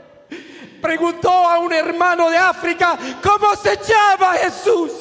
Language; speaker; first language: Spanish; non-native, learner; Romanian